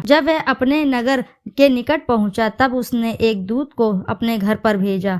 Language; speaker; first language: Hindi; native; Hindi